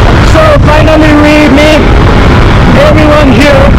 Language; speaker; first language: English; non-native, learner; Nepali